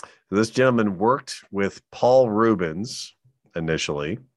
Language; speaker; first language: English; native; English